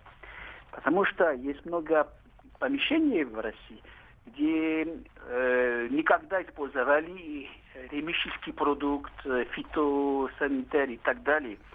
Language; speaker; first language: Russian; non-native, learner; French